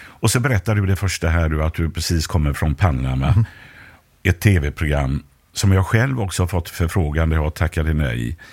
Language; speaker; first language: Swedish; native; Swedish